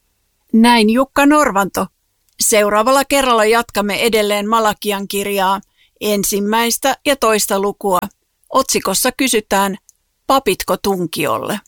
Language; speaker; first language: Finnish; native; Finnish